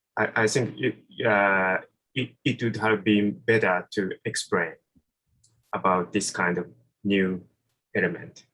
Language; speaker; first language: English; non-native, fluent; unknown